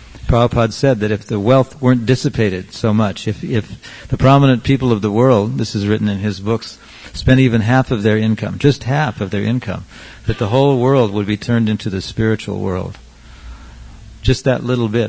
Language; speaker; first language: English; native; English